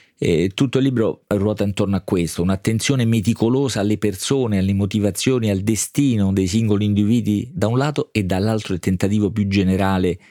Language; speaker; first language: Italian; native; Italian